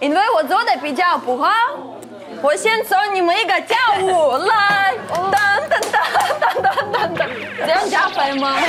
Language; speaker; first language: Chinese; non-native, fluent; Russian